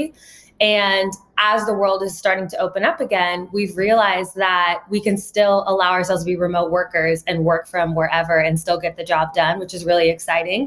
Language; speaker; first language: English; native; English